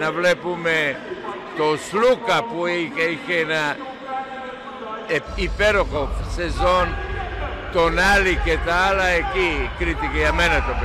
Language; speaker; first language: Greek; non-native, fluent; Serbian